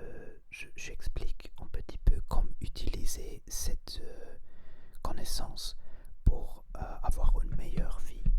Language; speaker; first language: French; non-native, learner; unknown